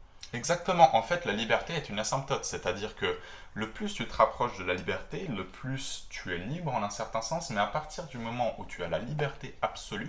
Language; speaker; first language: French; native; French